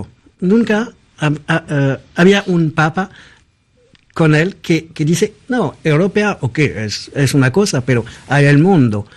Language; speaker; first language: Spanish; non-native, fluent; French